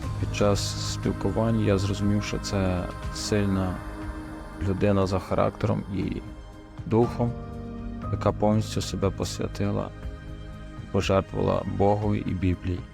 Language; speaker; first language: Ukrainian; native; Ukrainian